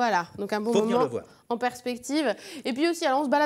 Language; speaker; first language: French; native; French